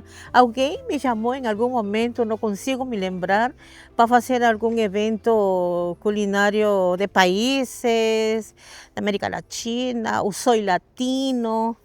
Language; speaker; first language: Portuguese; non-native, fluent; Spanish